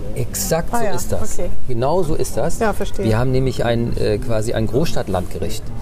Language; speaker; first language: German; early bilingual, other home language; Turkish